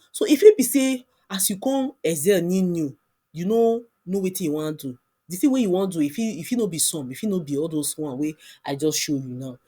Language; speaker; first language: Nigerian Pidgin; non-native, local second language; Yoruba